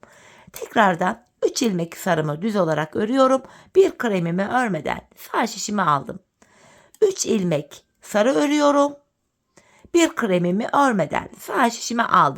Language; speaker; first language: Turkish; native; Turkish